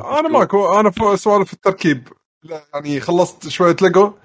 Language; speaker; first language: Arabic; native; Arabic